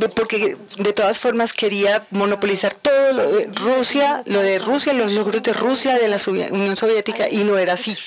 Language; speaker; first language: Spanish; non-native, fluent; Ukrainian